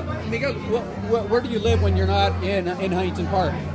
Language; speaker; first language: English; native; English